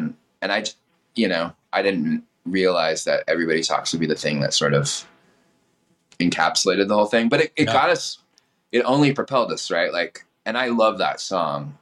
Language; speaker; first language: English; native; English